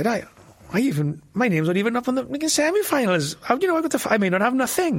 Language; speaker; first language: English; non-native, local second language; Welsh